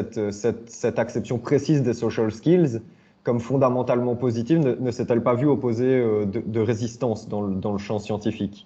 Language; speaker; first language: French; native; French